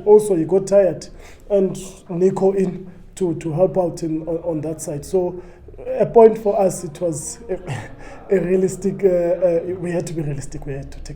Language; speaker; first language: English; non-native, local second language; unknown